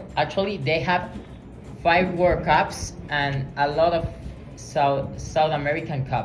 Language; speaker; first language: English; non-native, learner; Spanish